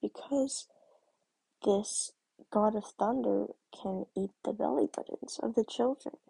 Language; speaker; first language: English; native; English